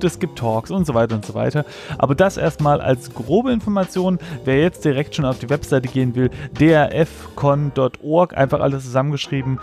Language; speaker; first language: German; native; German